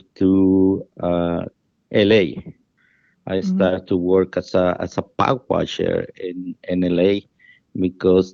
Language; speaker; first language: English; non-native, fluent; Spanish